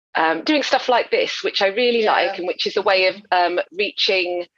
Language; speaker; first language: English; native; English